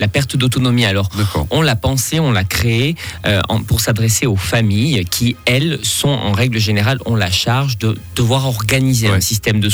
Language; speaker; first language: French; native; French